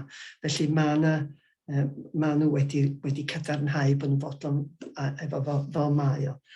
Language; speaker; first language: Welsh; native; Welsh